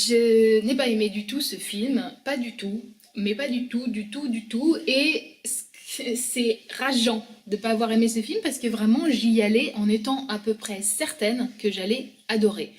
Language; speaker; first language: French; native; French